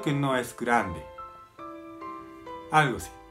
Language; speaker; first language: Spanish; non-native, fluent; Japanese